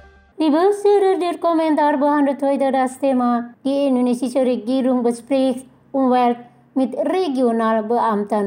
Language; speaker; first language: German; non-native, fluent; Indonesian